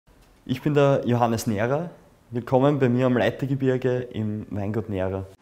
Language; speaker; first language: German; native; German